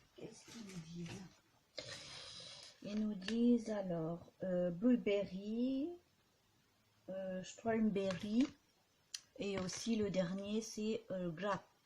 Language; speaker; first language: French; native; French